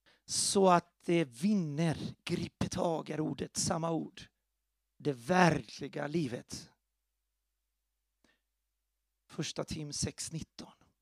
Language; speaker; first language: Swedish; non-native, fluent; Portuguese